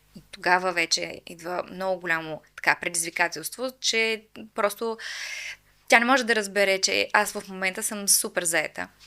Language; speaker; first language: Bulgarian; native; Bulgarian